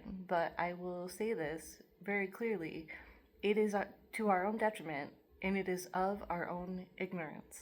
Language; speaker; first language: English; native; English